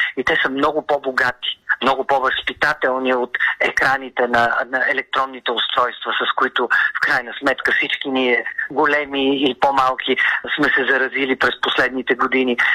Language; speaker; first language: Bulgarian; native; Bulgarian